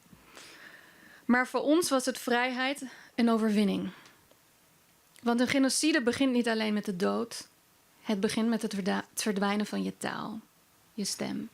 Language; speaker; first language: Dutch; early bilingual, other home language; Kurdish